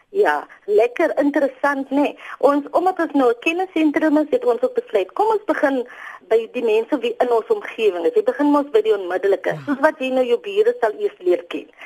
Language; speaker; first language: Afrikaans; native; Afrikaans